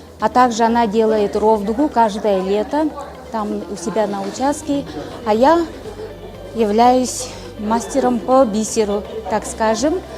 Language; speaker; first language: Russian; non-native, local second language; Yakut